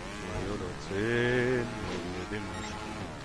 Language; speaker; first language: German; native; German